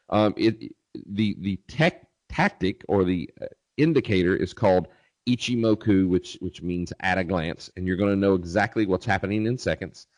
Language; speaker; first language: English; native; English